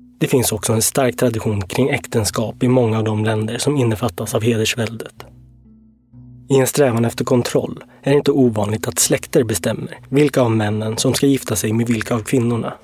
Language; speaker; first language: Swedish; native; Swedish